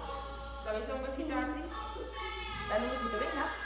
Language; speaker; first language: Spanish; native; Spanish